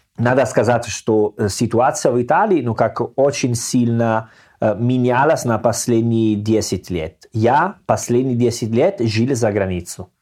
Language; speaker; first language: Russian; non-native, learner; Italian